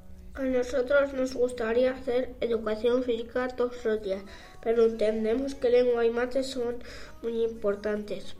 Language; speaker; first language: Spanish; early bilingual, other home language; Arabic